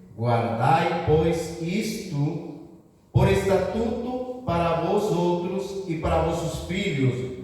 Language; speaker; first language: Portuguese; non-native, fluent; Spanish